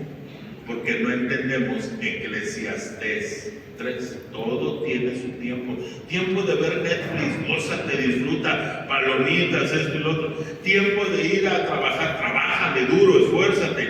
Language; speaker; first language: Spanish; native; Spanish